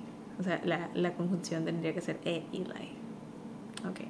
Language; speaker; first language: Spanish; early bilingual, heritage; Spanish